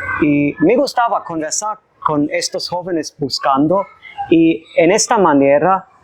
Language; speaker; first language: Spanish; non-native, fluent; German